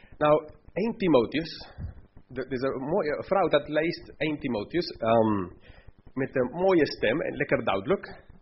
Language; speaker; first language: Dutch; non-native, fluent; English